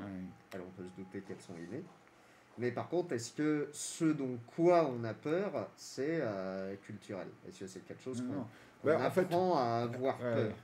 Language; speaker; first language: French; native; French